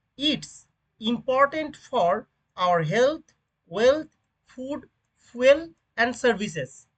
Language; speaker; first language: English; non-native, local second language; Bangla